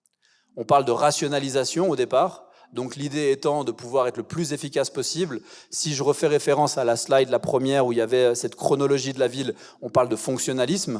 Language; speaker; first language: French; native; French